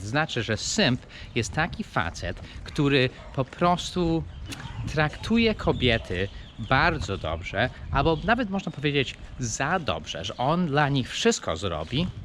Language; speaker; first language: Polish; non-native, fluent; English